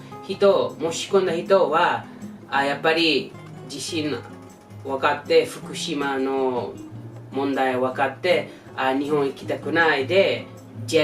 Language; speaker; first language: Japanese; non-native, learner; English